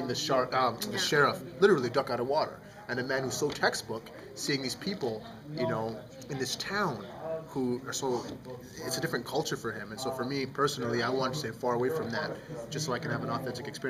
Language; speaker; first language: English; native; English